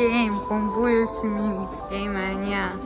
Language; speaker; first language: Korean; non-native, learner; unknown